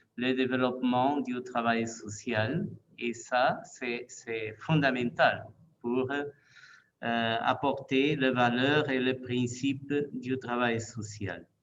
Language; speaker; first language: French; non-native, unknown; Portuguese